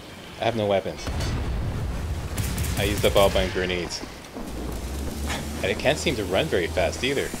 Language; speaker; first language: English; native; English